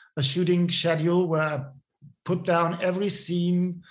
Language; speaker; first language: English; non-native, fluent; German